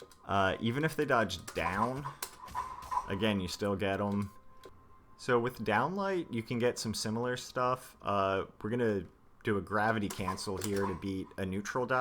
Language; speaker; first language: English; native; English